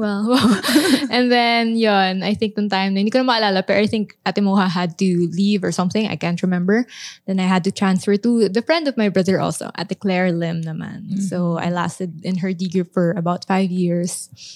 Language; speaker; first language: English; non-native, local second language; Filipino